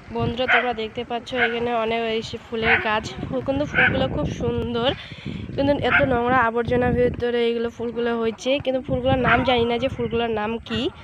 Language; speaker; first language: Bangla; non-native, local second language; Rangpuri